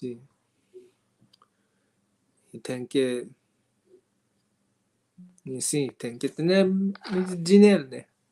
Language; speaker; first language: Portuguese; non-native, learner; Japanese